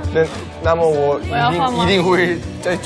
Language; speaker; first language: Chinese; non-native, learner; Korean